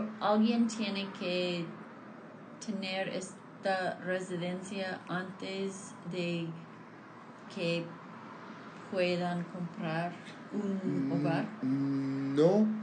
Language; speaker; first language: Spanish; non-native, fluent; English